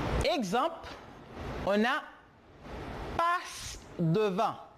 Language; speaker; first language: French; non-native, fluent; Spanish